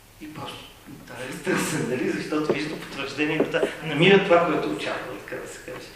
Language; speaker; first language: Bulgarian; native; Bulgarian